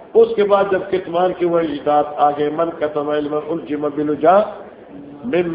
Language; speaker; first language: Urdu; non-native, local second language; Northern Hindko